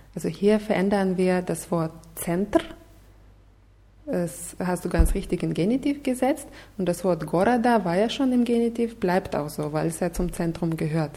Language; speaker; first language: German; non-native, fluent; Russian